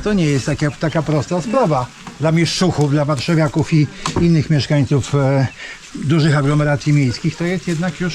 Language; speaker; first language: Polish; native; Polish